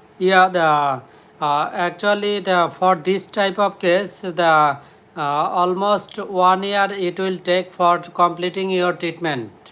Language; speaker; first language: English; non-native, local second language; Bangla